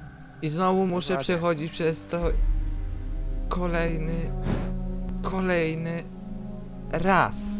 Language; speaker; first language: Polish; native; Polish